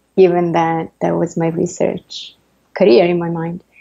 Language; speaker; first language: English; non-native, fluent; Italian